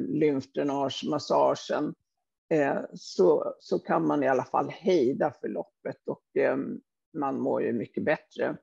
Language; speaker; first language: Swedish; native; Swedish